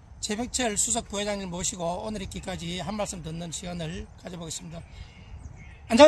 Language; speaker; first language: Korean; native; Korean